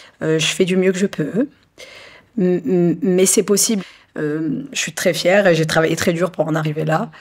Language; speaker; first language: French; early bilingual, other home language; Arabic